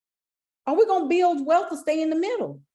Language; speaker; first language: English; native; English